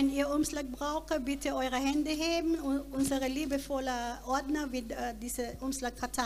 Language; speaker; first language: German; non-native, learner; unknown